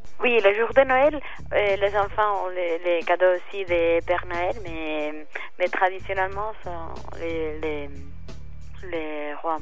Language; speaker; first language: French; non-native, fluent; Spanish